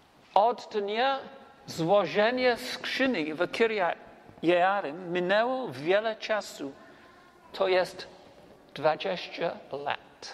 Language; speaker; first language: Polish; non-native, learner; English